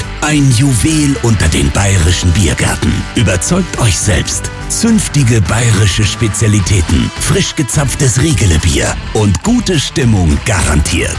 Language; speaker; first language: German; native; German